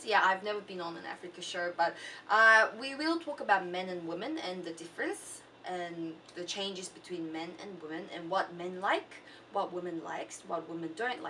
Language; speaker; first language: English; early bilingual, other home language; Korean